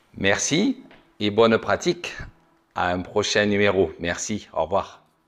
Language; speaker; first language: French; native; French